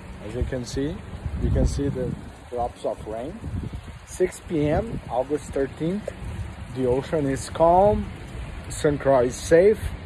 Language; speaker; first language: English; non-native, fluent; Portuguese